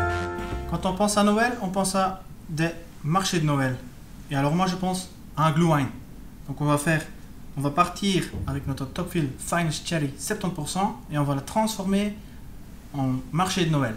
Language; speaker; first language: French; native; French